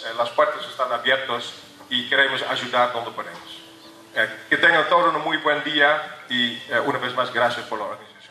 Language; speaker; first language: Spanish; non-native, fluent; Dutch